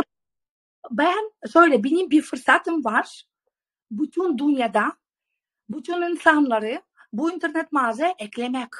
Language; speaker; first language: Turkish; non-native, fluent; Russian